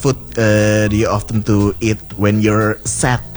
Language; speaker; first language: English; non-native, learner; Indonesian